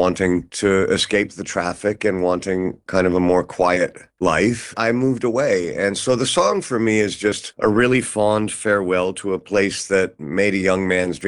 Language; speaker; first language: English; native; English